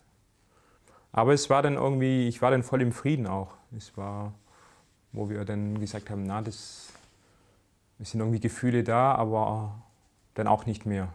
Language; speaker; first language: German; native; German